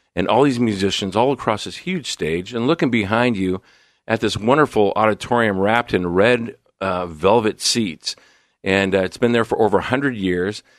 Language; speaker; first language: English; native; English